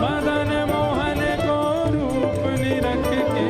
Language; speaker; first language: Hindi; native; Hindi